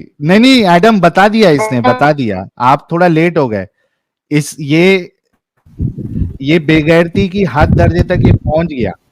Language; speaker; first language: Hindi; native; Hindi